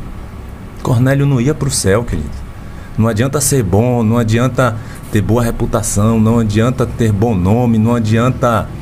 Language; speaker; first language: Portuguese; native; Portuguese